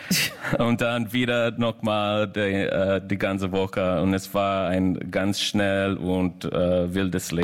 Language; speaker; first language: German; non-native, learner; English